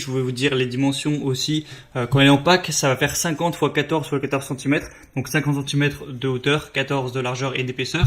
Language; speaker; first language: French; native; French